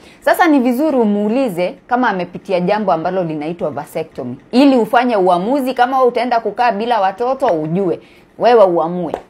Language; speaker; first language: Swahili; native; Swahili